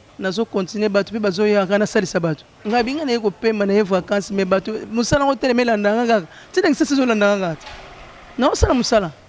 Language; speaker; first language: Lingala; non-native, local second language; Kongo